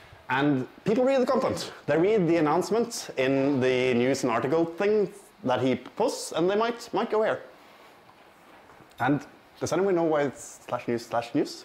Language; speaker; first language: English; non-native, fluent; Norwegian